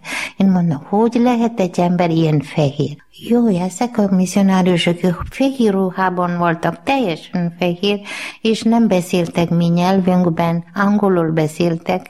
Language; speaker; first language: Hungarian; non-native, learner; Malayalam